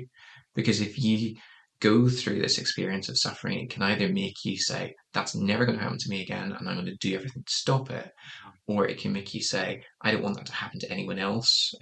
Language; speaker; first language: English; native; English